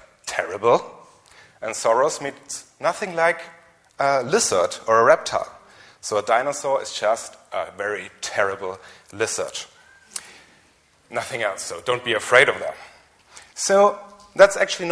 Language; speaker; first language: English; non-native, fluent; German